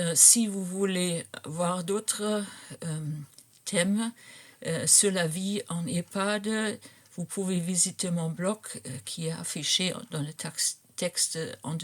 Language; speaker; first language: French; non-native, fluent; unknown